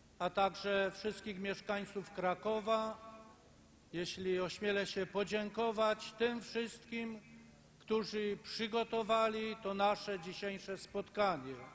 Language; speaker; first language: Polish; native; Polish